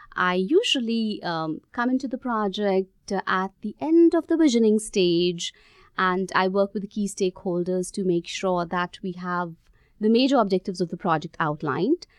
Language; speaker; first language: English; non-native, local second language; Hindi